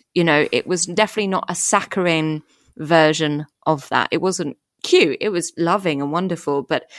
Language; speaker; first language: English; early bilingual, other home language; French